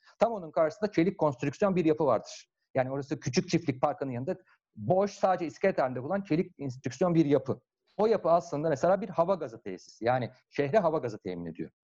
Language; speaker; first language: Turkish; native; Turkish